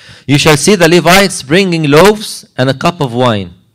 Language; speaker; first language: English; non-native, fluent; Arabic